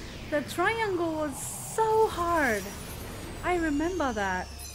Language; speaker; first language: English; non-native, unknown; Japanese